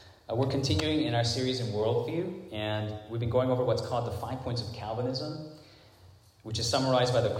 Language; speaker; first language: English; non-native, local second language; Cantonese